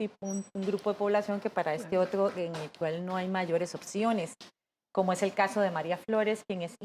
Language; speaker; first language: Spanish; native; Spanish